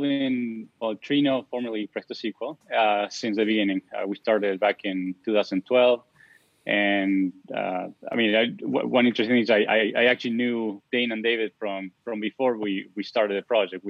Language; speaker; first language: English; non-native, fluent; Spanish